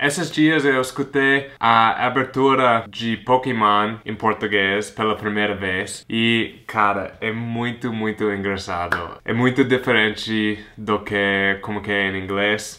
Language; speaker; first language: Portuguese; non-native, fluent; English